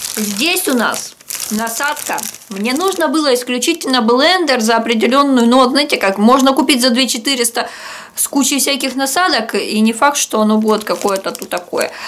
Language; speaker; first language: Russian; native; Russian